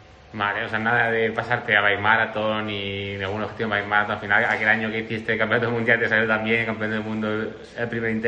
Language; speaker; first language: Spanish; native; Spanish